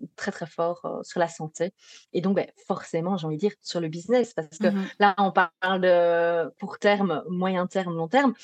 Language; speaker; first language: French; native; French